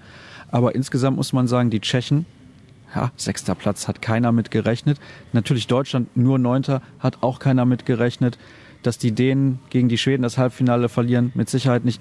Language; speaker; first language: German; native; German